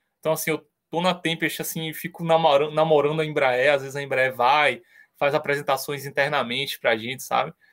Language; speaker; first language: Portuguese; native; Portuguese